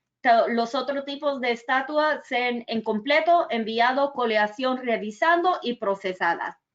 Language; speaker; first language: Spanish; early bilingual, other home language; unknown